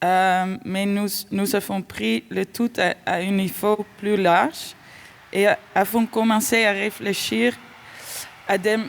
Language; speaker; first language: French; non-native, fluent; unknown